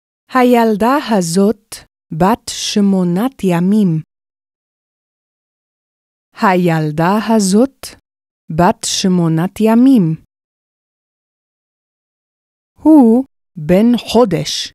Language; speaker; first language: Hebrew; non-native, fluent; English